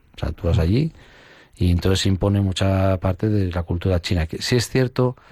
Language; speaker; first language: Spanish; native; Spanish